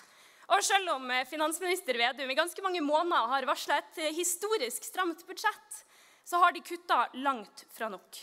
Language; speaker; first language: Norwegian; native; Norwegian